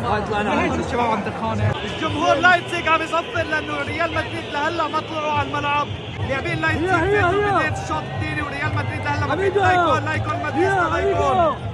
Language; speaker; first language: Arabic; native; Arabic